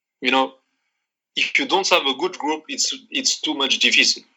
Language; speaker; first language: English; non-native, learner; Arabic